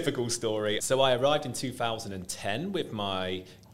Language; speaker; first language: English; native; English